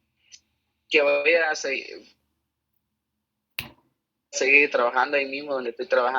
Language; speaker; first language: Spanish; native; Spanish